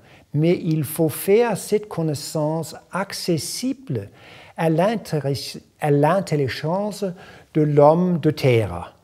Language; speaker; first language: French; non-native, fluent; Danish